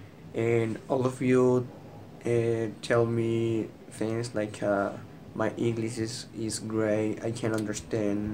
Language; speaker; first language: English; non-native, learner; Spanish